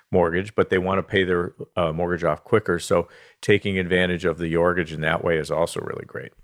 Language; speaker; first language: English; native; English